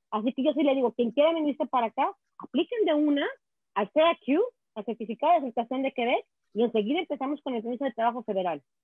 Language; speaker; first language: Spanish; native; Spanish